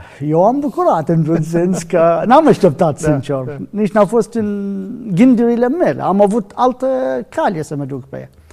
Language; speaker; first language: Romanian; non-native, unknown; Arabic